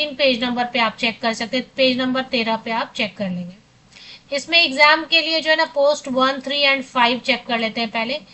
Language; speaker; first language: Hindi; native; Hindi